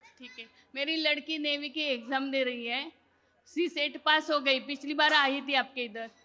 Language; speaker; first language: Hindi; native; Hindi